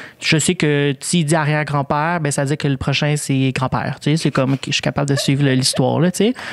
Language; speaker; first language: French; early bilingual, other home language; Spanish